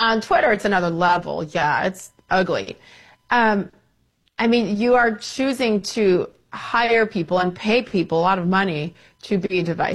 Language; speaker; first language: English; native; English